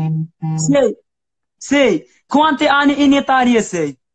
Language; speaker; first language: Italian; non-native, learner; Arabic